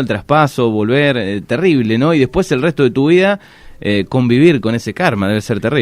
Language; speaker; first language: Spanish; native; Spanish